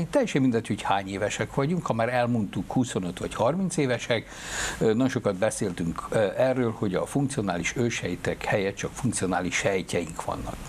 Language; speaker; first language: Hungarian; native; Hungarian